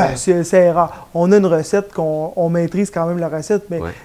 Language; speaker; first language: French; native; French